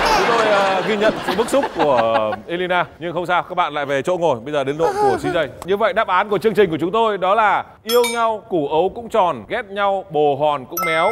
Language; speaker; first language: Vietnamese; native; Vietnamese